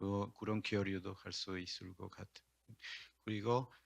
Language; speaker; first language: Korean; non-native, learner; Spanish